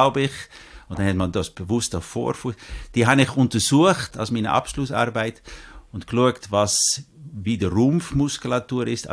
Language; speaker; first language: German; native; German